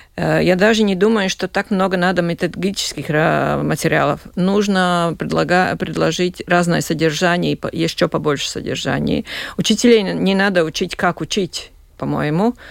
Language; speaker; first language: Russian; non-native, local second language; Latvian